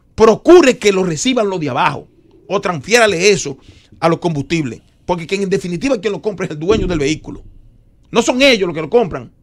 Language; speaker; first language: Spanish; native; Spanish